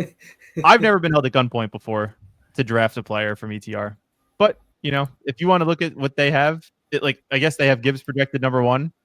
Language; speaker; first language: English; native; English